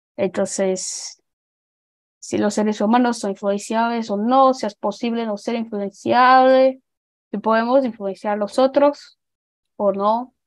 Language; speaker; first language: Spanish; non-native, learner; Portuguese